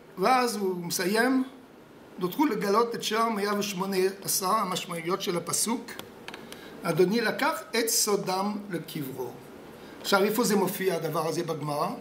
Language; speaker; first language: Hebrew; non-native, fluent; French